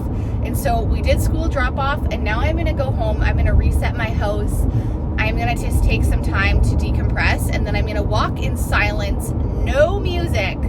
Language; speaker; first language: English; native; English